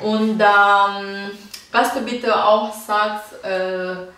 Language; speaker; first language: German; non-native, learner; Indonesian